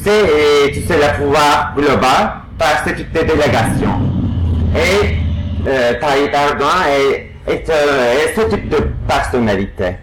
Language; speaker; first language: French; non-native, fluent; Turkish